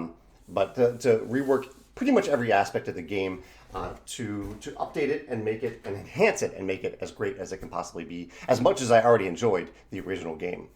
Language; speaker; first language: English; native; English